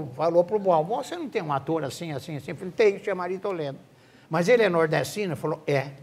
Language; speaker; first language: Portuguese; native; Portuguese